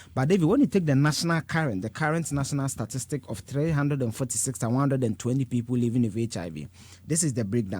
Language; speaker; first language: English; non-native, local second language; Akan